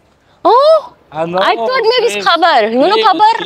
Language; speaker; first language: English; non-native, learner; Hindi